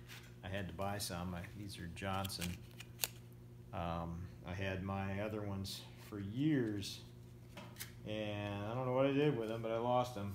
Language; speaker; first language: English; native; English